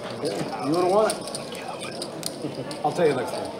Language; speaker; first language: English; native; English